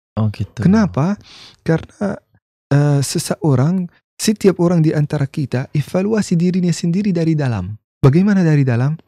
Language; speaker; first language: Indonesian; non-native, fluent; Arabic